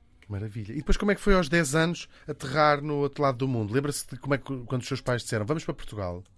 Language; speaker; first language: Portuguese; native; Portuguese